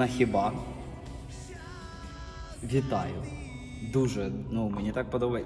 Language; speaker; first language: Ukrainian; non-native, local second language; Russian